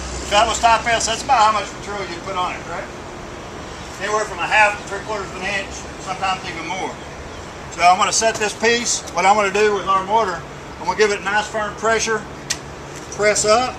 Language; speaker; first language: English; native; English